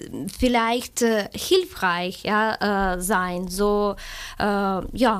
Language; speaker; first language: German; non-native, learner; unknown